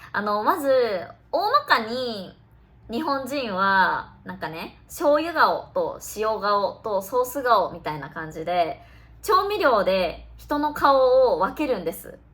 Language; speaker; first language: Japanese; native; Japanese